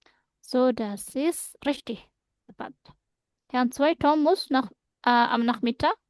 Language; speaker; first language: German; non-native, fluent; Indonesian